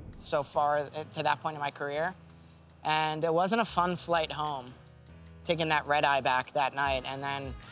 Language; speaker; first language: English; native; English